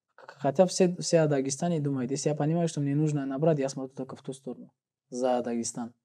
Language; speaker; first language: Russian; non-native, local second language; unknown